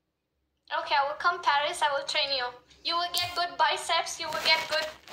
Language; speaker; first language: English; non-native, learner; Hindi